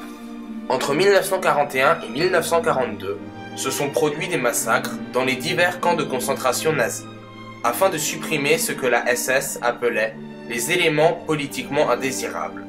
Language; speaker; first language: French; native; French